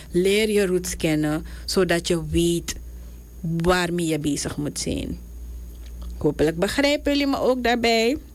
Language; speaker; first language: Dutch; native; Dutch